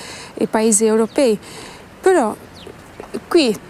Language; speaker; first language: Italian; non-native, learner; Albanian